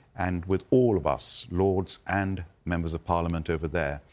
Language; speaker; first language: English; non-native, local second language; Gujarati